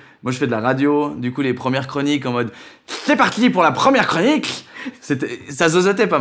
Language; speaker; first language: French; native; French